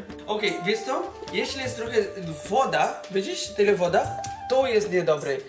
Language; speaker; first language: Polish; non-native, learner; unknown